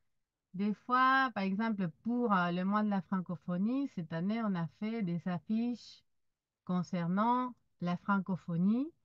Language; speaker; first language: French; non-native, fluent; Spanish